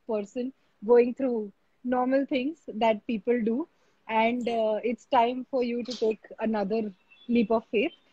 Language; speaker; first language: English; non-native, local second language; Marathi